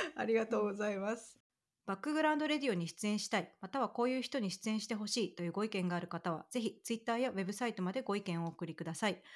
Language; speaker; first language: Japanese; native; Japanese